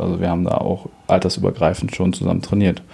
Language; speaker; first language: German; native; German